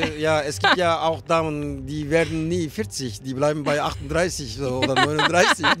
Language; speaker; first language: German; early bilingual, other home language; Turkish